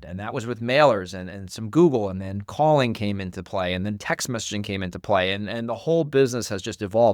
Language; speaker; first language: English; native; English